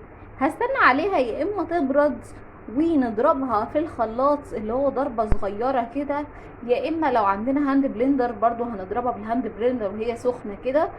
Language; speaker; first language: Arabic; native; Arabic